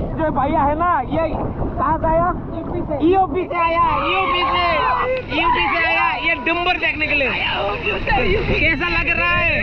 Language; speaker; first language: Hindi; non-native, local second language; Bangla